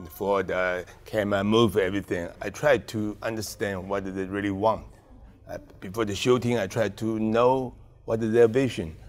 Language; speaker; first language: English; non-native, learner; Chinese